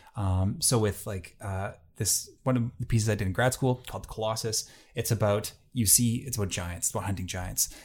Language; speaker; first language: English; native; English